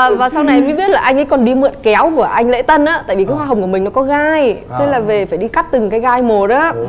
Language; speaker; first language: Vietnamese; native; Vietnamese